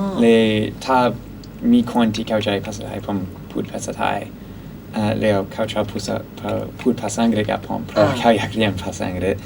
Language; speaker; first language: Thai; non-native, learner; English